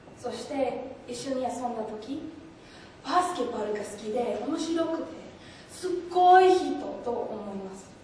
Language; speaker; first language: Japanese; non-native, learner; English